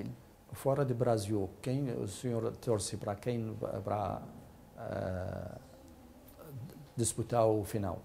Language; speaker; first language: Portuguese; non-native, fluent; Arabic